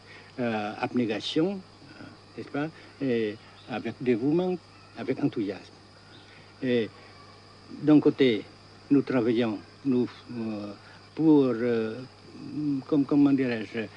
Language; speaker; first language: French; non-native, fluent; Vietnamese